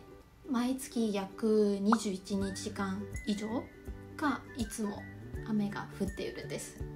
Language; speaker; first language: Japanese; non-native, fluent; Chinese